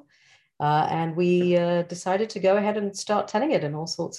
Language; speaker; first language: English; native; English